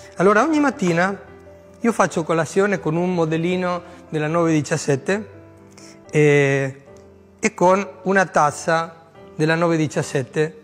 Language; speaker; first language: Italian; non-native, fluent; Spanish